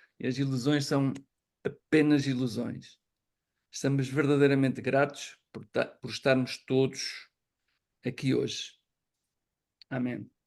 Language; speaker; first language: Portuguese; native; Portuguese